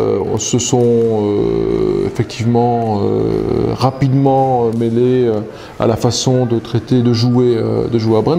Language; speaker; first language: French; native; French